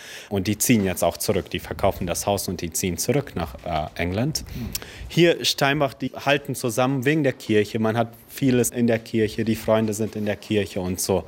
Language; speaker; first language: German; early bilingual, other home language; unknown